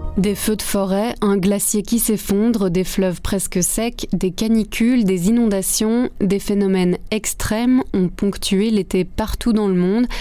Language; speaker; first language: French; native; French